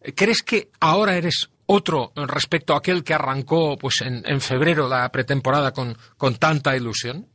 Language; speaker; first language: Spanish; non-native, local second language; Catalan